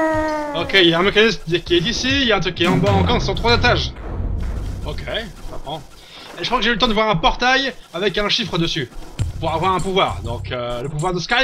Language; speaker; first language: French; native; French